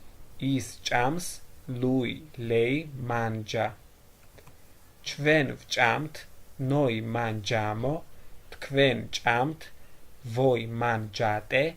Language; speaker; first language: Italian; non-native, fluent; Georgian